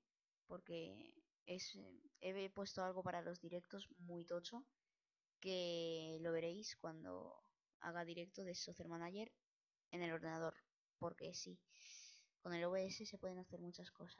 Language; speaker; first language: Spanish; native; Spanish